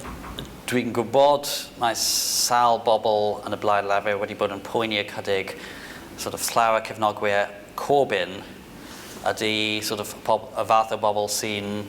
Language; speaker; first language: Welsh; non-native, fluent; English